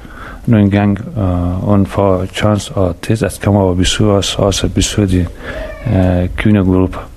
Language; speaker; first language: Danish; non-native, learner; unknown